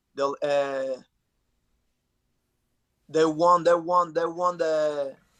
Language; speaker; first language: English; non-native, fluent; Spanish